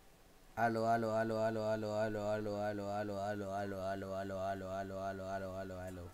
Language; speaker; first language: Spanish; native; Spanish